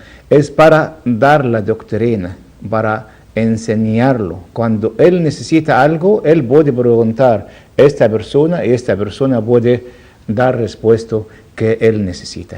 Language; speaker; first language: Spanish; non-native, learner; Arabic